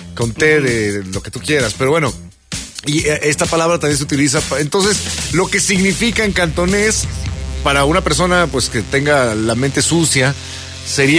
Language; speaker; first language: Spanish; native; Spanish